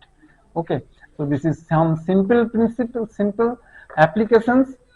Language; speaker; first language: English; non-native, local second language; Hindi